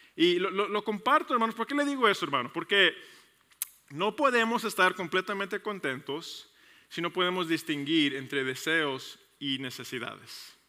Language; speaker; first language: Spanish; early bilingual, heritage; Spanish